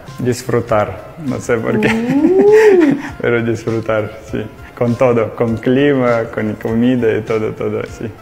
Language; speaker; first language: Spanish; non-native, learner; Russian